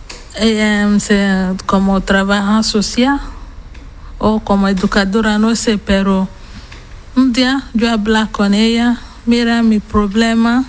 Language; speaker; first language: Spanish; non-native, learner; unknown